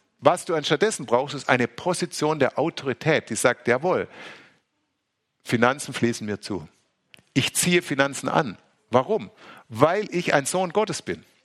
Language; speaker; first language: German; native; German